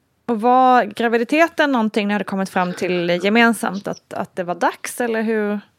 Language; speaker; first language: Swedish; native; Swedish